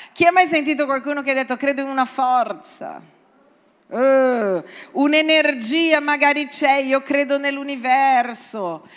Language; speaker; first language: Italian; non-native, fluent; Portuguese